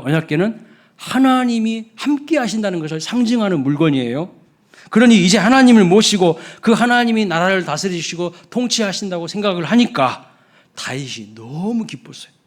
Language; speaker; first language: Korean; native; Korean